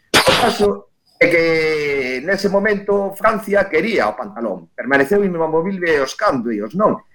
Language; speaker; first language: Galician; native; Galician